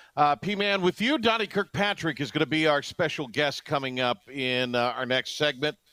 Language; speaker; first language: English; native; English